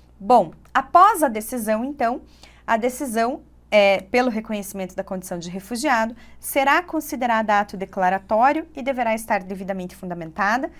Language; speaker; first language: Portuguese; native; Portuguese